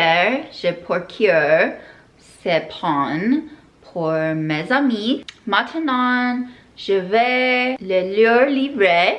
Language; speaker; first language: French; non-native, learner; English